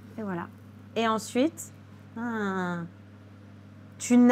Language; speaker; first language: French; native; French